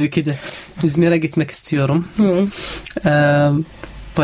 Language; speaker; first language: Turkish; non-native, learner; Arabic